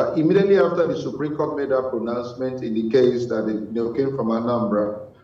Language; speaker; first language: English; non-native, local second language; Igbo